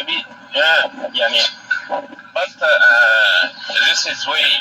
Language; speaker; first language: English; non-native, learner; Arabic